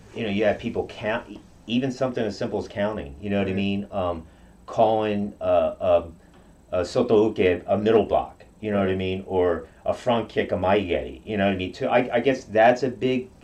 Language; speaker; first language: English; non-native, fluent; Japanese